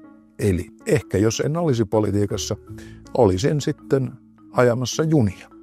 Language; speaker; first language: Finnish; native; Finnish